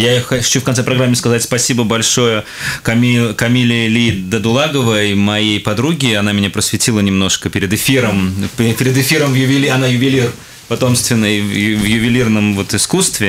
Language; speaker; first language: Russian; native; Russian